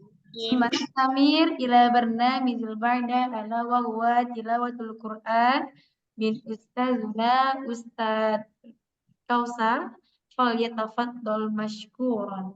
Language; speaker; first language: Arabic; non-native, fluent; Indonesian